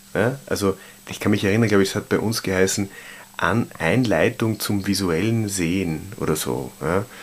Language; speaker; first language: German; native; German